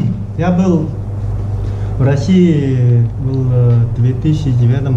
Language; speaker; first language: Russian; non-native, learner; Chinese